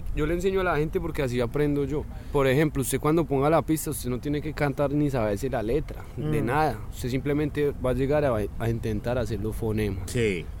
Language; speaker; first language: Spanish; native; Spanish